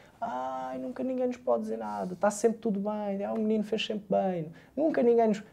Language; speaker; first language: Portuguese; early bilingual, other home language; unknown